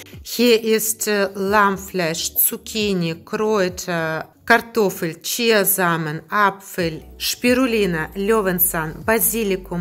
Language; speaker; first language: German; non-native, learner; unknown